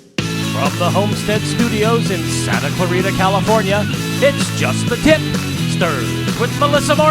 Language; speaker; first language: English; native; English